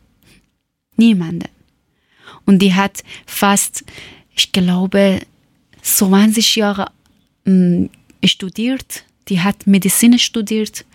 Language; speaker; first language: German; non-native, learner; Persian